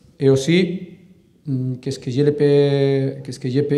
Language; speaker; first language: French; non-native, learner; Catalan